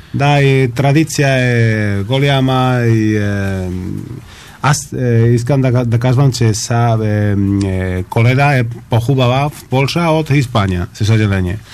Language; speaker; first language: Bulgarian; non-native, learner; Spanish